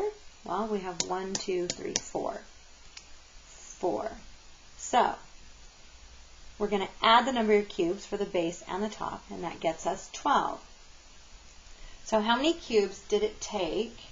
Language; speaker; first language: English; native; English